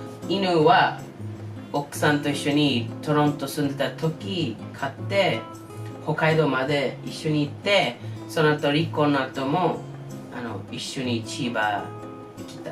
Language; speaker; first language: Japanese; non-native, learner; English